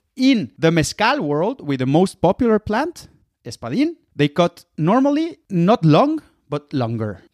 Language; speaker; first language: English; non-native, fluent; Spanish